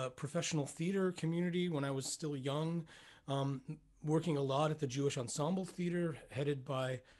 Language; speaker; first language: English; native; English